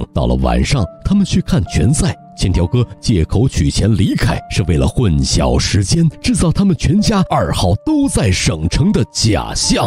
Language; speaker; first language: Chinese; native; Chinese